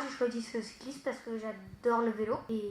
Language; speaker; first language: French; native; French